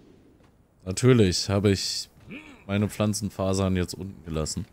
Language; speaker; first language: German; native; German